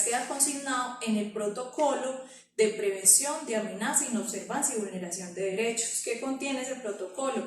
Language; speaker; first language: Spanish; native; Spanish